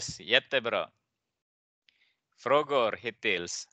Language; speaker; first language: Swedish; non-native, fluent; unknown